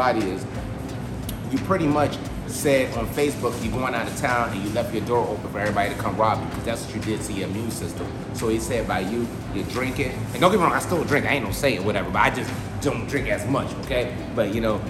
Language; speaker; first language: English; native; English